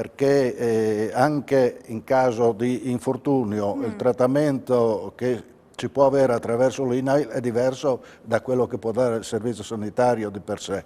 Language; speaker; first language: Italian; native; Italian